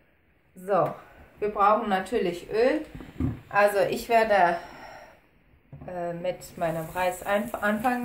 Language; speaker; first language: German; non-native, fluent; Persian